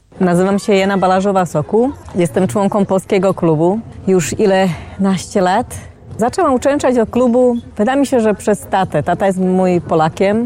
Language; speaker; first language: Polish; early bilingual, heritage; Polish